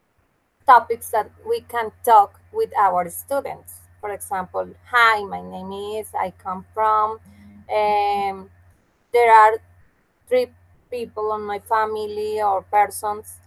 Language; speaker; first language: English; non-native, fluent; Spanish